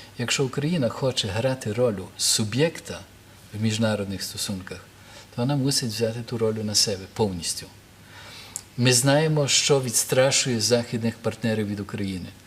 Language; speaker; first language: Ukrainian; early bilingual, heritage; Ukrainian